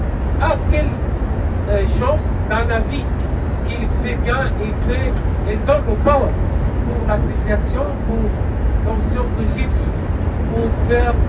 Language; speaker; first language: French; non-native, learner; Arabic